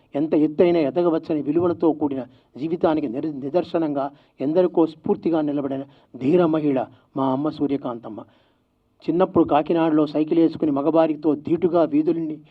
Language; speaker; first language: Telugu; native; Telugu